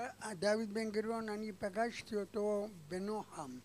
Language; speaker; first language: Hebrew; non-native, fluent; Arabic